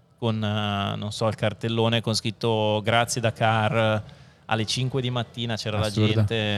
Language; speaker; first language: Italian; native; Italian